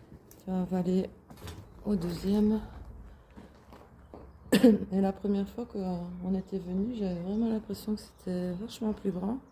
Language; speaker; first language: French; native; French